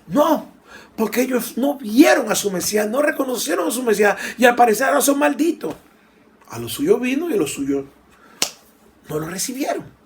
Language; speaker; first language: Spanish; native; Spanish